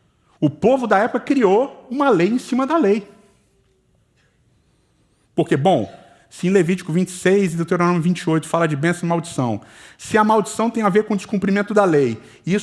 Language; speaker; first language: Portuguese; native; Portuguese